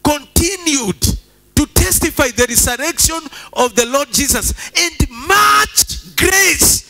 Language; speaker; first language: English; non-native, local second language; Swahili